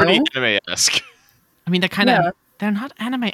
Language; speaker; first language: English; non-native, fluent; German